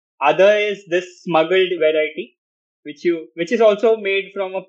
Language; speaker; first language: English; non-native, local second language; Hindi